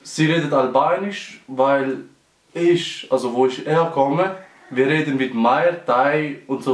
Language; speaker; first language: German; early bilingual, other home language; Albanian